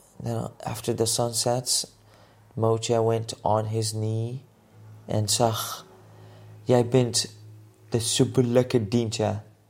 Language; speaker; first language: English; native; English